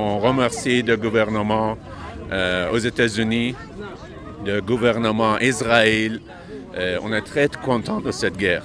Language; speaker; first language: French; non-native, local second language; Persian